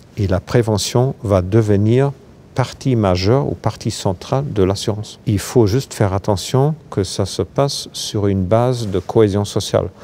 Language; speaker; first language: French; non-native, fluent; German